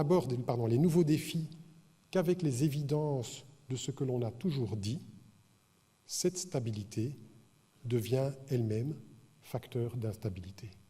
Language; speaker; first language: French; native; French